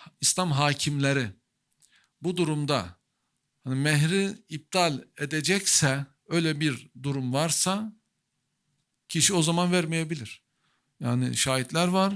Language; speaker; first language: Turkish; native; Turkish